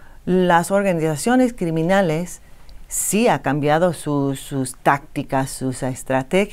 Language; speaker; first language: Spanish; non-native, fluent; English